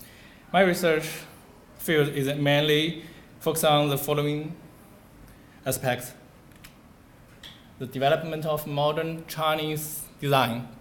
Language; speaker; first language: English; non-native, learner; Chinese